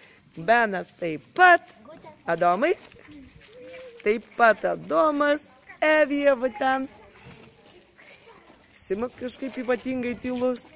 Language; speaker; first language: Lithuanian; native; Lithuanian